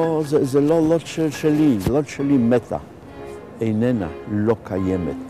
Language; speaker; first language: Hebrew; non-native, fluent; Polish